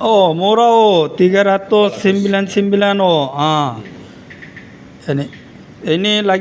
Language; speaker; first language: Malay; non-native, learner; Bangla